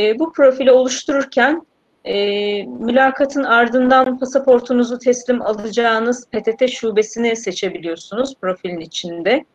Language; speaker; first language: Turkish; native; Turkish